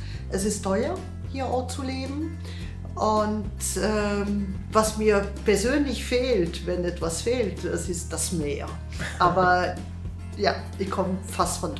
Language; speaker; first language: German; non-native, fluent; French